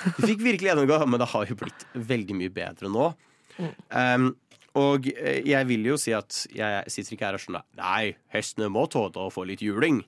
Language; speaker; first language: Norwegian; native; Norwegian